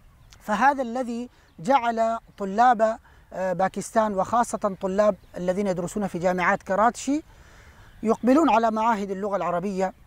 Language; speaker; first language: Arabic; non-native, fluent; Urdu